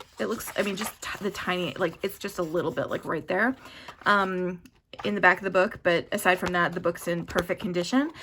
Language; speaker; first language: English; native; English